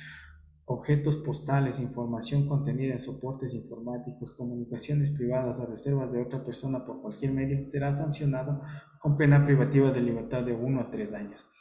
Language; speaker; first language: Spanish; native; Spanish